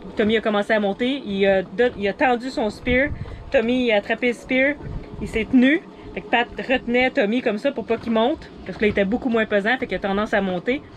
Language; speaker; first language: French; native; French